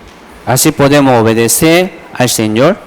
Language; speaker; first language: Spanish; non-native, fluent; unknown